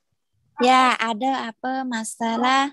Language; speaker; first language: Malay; non-native, learner; Vietnamese